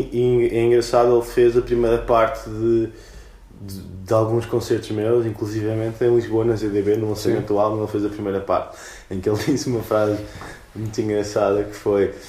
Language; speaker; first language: Portuguese; native; Portuguese